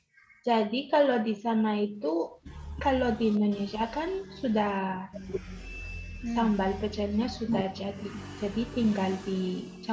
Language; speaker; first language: Indonesian; non-native, fluent; Malagasy